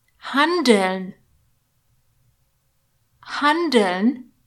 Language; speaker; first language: German; non-native, fluent; Polish